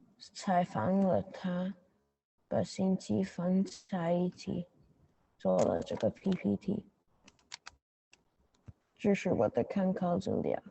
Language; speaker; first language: Chinese; non-native, learner; English